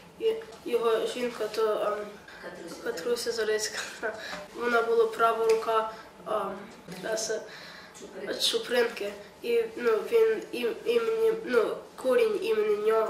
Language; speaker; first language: Ukrainian; early bilingual, heritage; Ukrainian